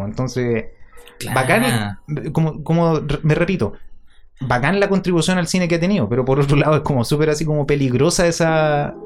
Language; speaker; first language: Spanish; native; Spanish